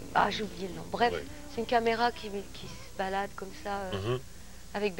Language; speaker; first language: French; native; French